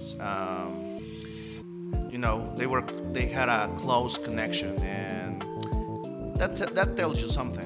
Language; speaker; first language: English; non-native, fluent; Spanish